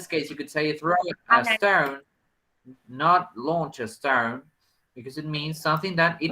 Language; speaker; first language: English; non-native, fluent; Spanish